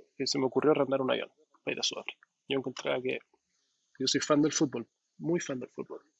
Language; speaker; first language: Spanish; native; Spanish